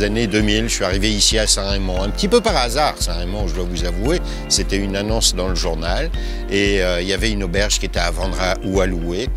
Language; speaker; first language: French; native; French